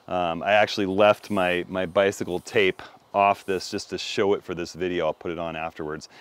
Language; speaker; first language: English; native; English